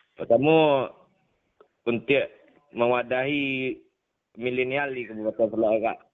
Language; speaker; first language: Indonesian; non-native, local second language; Minangkabau